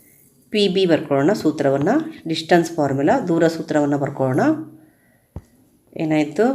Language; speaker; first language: Kannada; native; Kannada